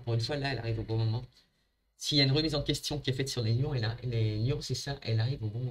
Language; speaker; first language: French; native; French